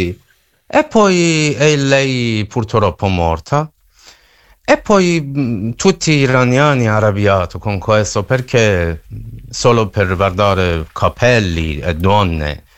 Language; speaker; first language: Italian; non-native, learner; Persian